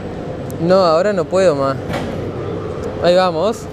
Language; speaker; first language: Spanish; native; Spanish